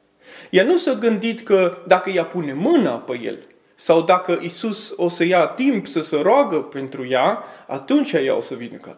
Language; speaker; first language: Romanian; early bilingual, heritage; Romanian